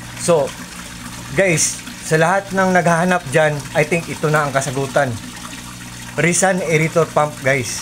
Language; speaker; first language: Filipino; non-native, local second language; Cebuano